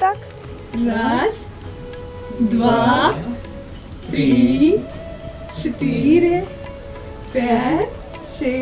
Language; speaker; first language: Russian; non-native, learner; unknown